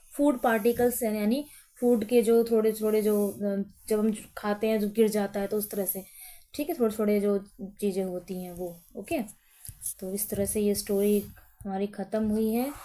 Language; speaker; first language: Hindi; native; Hindi